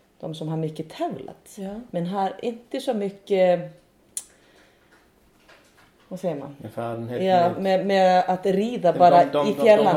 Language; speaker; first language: Swedish; non-native, fluent; Icelandic